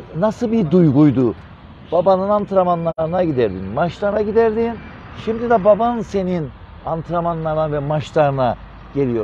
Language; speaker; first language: Turkish; native; Turkish